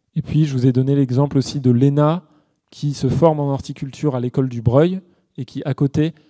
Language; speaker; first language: French; native; French